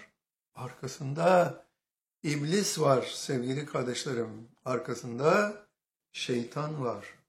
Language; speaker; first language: Turkish; native; Turkish